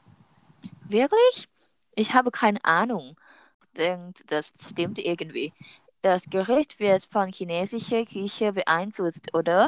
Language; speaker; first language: German; non-native, learner; Thai